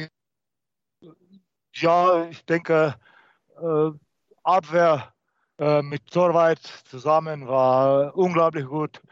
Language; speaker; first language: German; non-native, learner; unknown